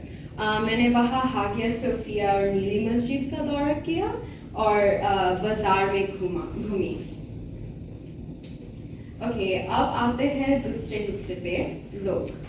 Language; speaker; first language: Hindi; non-native, learner; Bangla